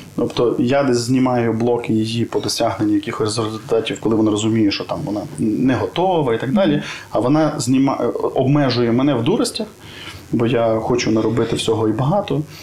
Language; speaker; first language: Ukrainian; native; Ukrainian